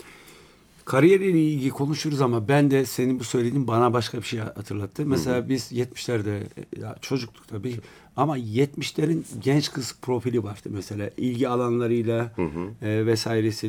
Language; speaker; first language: Turkish; native; Turkish